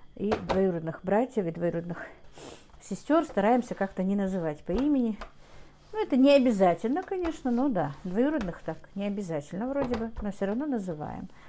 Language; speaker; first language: Russian; non-native, local second language; Ingush